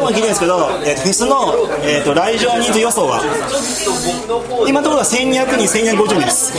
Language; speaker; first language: Japanese; native; Japanese